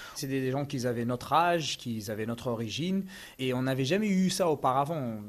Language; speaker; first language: French; native; French